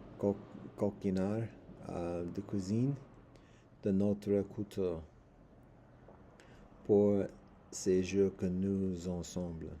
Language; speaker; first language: French; non-native, learner; English